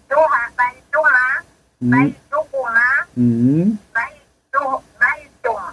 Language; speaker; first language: Arabic; non-native, learner; Swahili